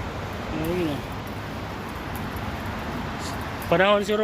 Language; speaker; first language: Filipino; non-native, local second language; Cebuano